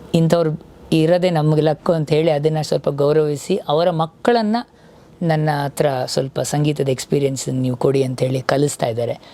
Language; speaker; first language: Kannada; native; Kannada